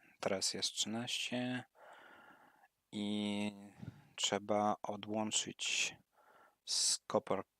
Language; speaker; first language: Polish; non-native, learner; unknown